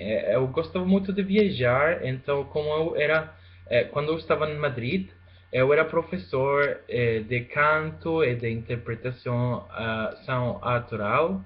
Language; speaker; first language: Portuguese; non-native, fluent; Spanish